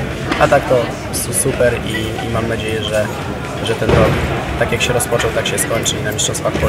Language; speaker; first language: Polish; native; Polish